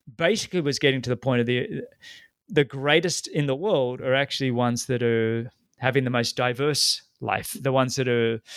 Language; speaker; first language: English; native; English